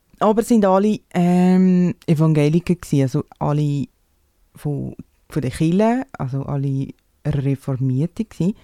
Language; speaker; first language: German; non-native, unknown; Portuguese